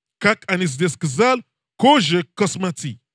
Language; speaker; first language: Russian; non-native, learner; English